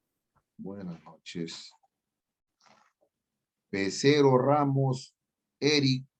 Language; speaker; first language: Spanish; native; Spanish